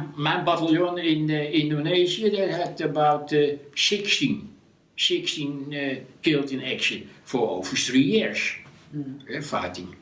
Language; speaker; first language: English; non-native, learner; Dutch